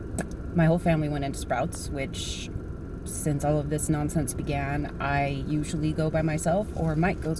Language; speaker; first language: English; native; English